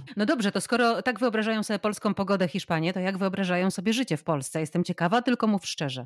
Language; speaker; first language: Polish; native; Polish